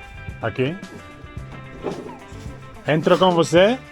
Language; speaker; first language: Portuguese; non-native, learner; Spanish